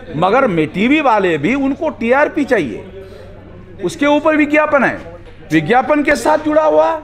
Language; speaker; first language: Hindi; non-native, local second language; Marathi